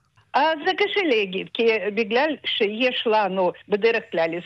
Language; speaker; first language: Hebrew; non-native, fluent; Russian